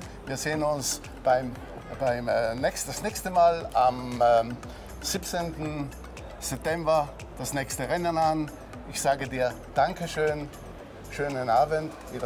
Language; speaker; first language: German; native; German